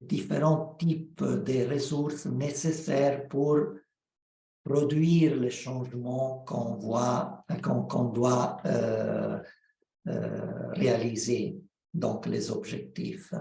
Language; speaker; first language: French; non-native, fluent; Italian